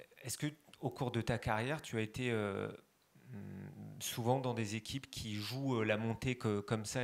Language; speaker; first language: French; native; French